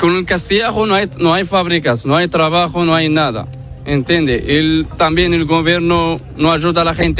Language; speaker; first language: Spanish; non-native, learner; Arabic